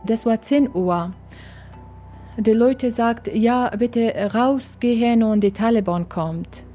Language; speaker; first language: German; non-native, learner; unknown